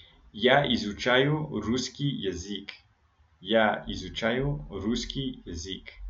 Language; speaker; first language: Russian; non-native, learner; English